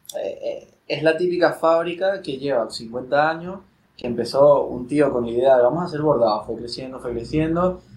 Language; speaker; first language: Spanish; native; Spanish